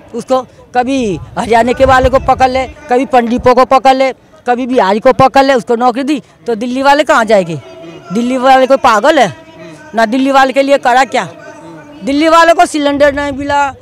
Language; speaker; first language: Hindi; non-native, local second language; Gujarati